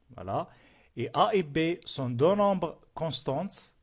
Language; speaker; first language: French; non-native, local second language; Arabic